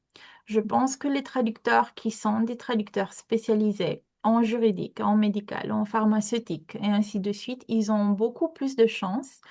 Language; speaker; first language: French; non-native, fluent; Romanian